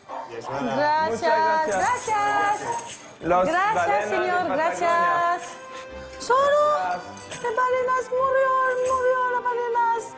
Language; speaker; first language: Spanish; non-native, learner; French